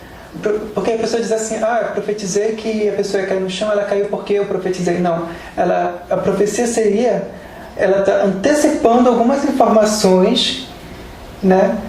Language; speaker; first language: Portuguese; native; Portuguese